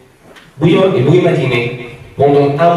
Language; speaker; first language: French; non-native, fluent; Spanish